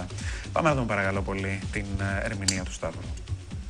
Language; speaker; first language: Greek; native; Greek